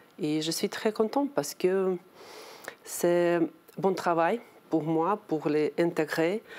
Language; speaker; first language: French; non-native, learner; Ukrainian